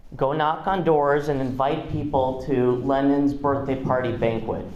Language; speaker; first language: English; non-native, fluent; Russian